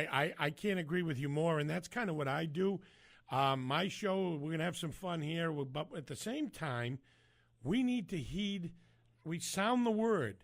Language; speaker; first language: English; native; English